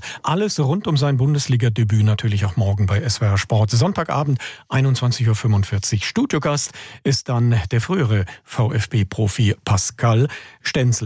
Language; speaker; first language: German; native; German